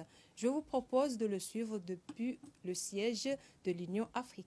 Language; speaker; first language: French; non-native, local second language; Comorian